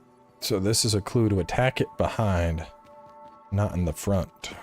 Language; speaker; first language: English; native; English